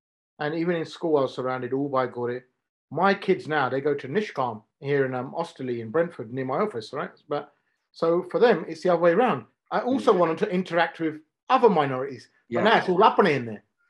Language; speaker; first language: English; native; English